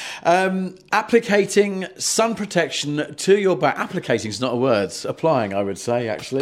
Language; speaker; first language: English; native; English